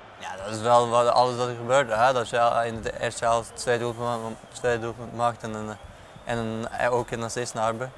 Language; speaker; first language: Dutch; non-native, fluent; Norwegian